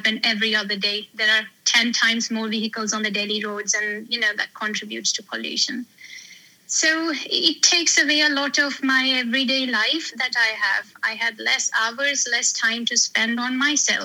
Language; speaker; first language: English; non-native, local second language; Hindi